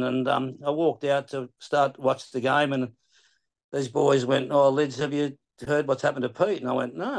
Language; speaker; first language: English; native; English